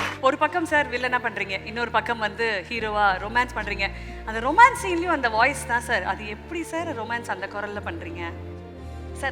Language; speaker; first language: Tamil; native; Tamil